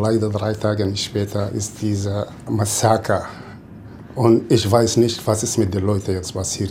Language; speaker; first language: German; non-native, learner; Arabic